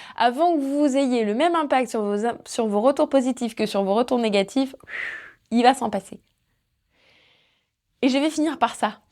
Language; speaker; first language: French; native; French